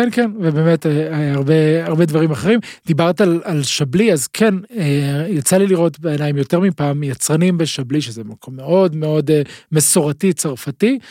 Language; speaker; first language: Hebrew; native; Hebrew